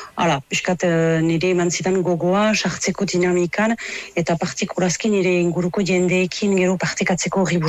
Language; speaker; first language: Basque; native; Basque